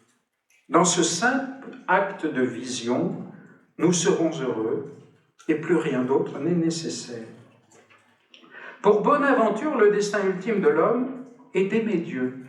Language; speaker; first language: French; native; French